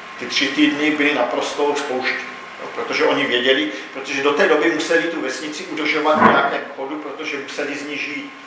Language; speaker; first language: Czech; native; Czech